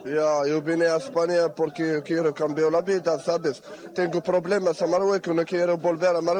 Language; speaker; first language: Spanish; non-native, learner; Arabic